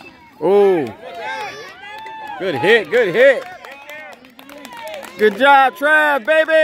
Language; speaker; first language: English; native; English